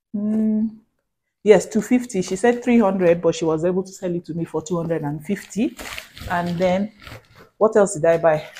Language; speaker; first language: English; non-native, local second language; Hausa